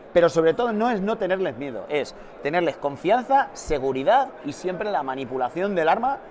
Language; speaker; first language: Spanish; native; Spanish